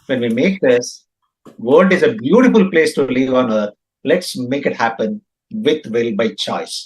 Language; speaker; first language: English; non-native, local second language; Kannada